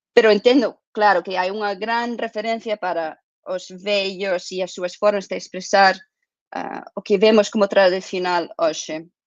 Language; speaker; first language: Galician; non-native, fluent; English